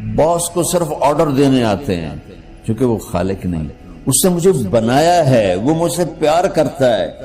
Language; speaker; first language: Urdu; non-native, local second language; Punjabi